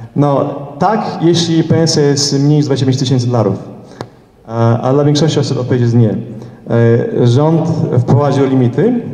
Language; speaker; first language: Polish; early bilingual, heritage; Polish